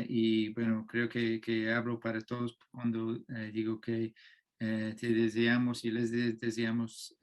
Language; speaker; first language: Spanish; non-native, fluent; English